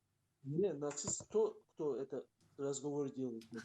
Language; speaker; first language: Russian; non-native, local second language; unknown